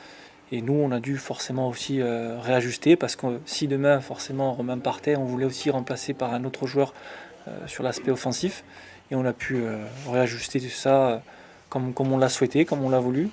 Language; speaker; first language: French; native; French